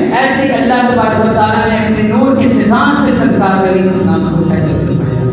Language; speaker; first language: Urdu; non-native, local second language; Punjabi